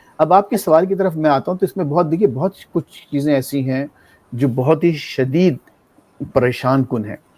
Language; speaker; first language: Urdu; native; Urdu